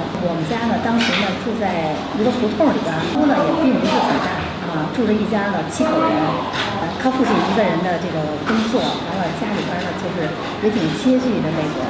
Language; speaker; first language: Chinese; native; Chinese